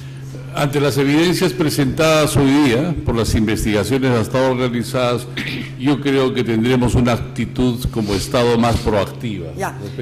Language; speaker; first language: Spanish; native; Spanish